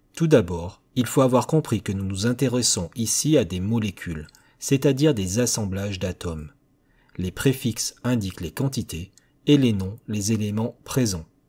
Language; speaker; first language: French; native; French